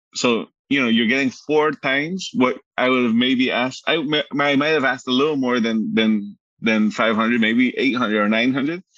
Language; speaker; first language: English; early bilingual, other home language; Spanish